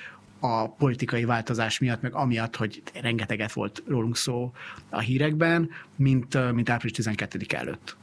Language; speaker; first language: Hungarian; native; Hungarian